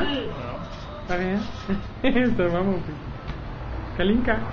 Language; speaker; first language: French; native; French